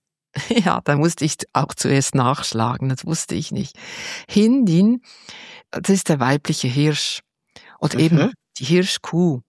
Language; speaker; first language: German; native; German